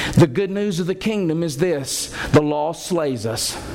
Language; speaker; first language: English; native; English